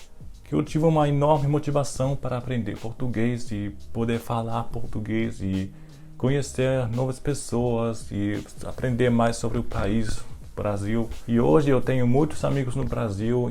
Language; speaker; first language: Portuguese; non-native, fluent; German